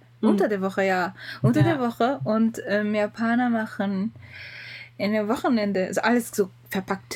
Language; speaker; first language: German; non-native, learner; Japanese